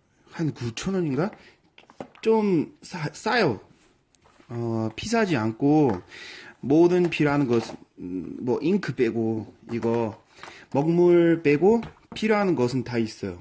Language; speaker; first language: Korean; non-native, fluent; English